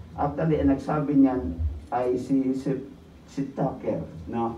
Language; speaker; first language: Filipino; native; Filipino